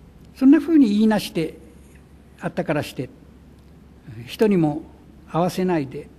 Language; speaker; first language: Japanese; native; Japanese